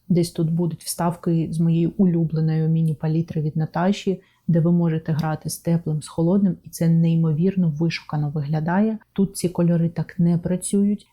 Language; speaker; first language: Ukrainian; non-native, local second language; Russian